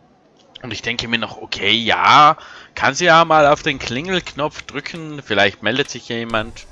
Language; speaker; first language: German; native; German